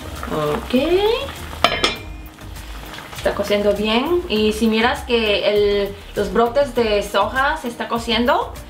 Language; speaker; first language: Spanish; non-native, fluent; Korean